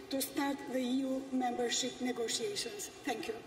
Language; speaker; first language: English; non-native, fluent; Macedonian